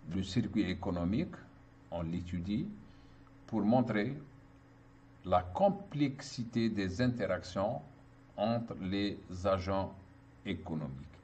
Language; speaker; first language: French; non-native, local second language; Arabic